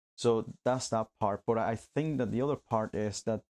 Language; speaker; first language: English; non-native, fluent; Spanish